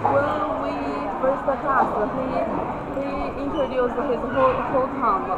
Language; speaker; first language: English; non-native, learner; Chinese